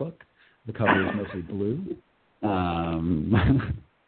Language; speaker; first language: English; native; English